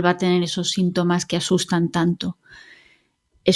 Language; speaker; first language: Spanish; native; Spanish